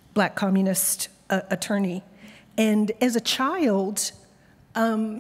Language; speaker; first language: English; native; English